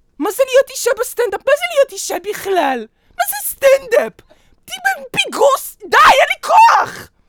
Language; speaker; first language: Hebrew; early bilingual, other home language; Russian